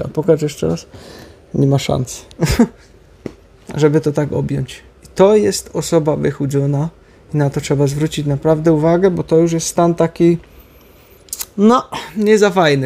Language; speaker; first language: Polish; native; Polish